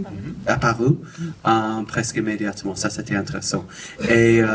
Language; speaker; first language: French; non-native, fluent; English